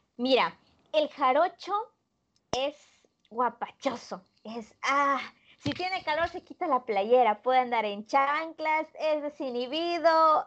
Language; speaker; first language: Spanish; native; Spanish